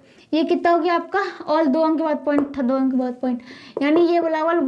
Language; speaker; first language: Hindi; native; Hindi